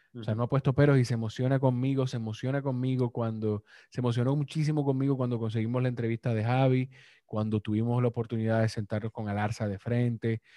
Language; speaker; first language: Spanish; native; Spanish